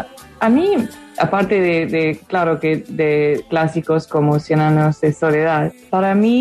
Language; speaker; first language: Spanish; non-native, fluent; English